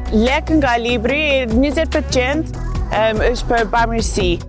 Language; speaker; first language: Albanian; non-native, learner; English